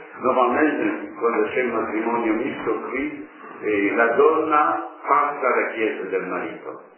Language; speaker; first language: Italian; non-native, fluent; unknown